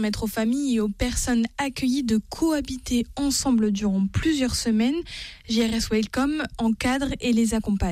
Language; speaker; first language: French; native; French